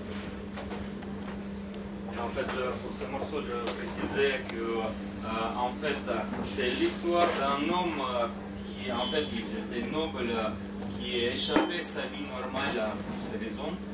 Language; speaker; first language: French; non-native, fluent; Russian